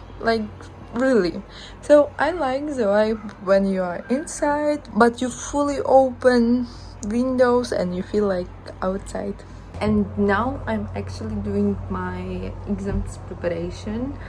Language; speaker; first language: English; non-native, learner; Ukrainian